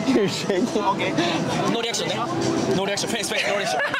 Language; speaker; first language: English; non-native, learner; Japanese